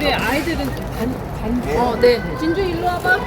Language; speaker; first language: Korean; native; Korean